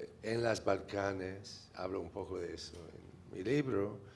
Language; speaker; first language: Spanish; non-native, fluent; English